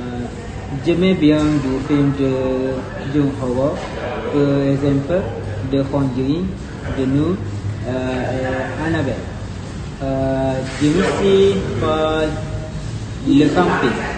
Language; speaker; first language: French; non-native, learner; Malay